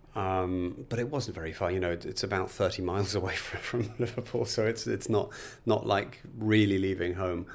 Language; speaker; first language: English; native; English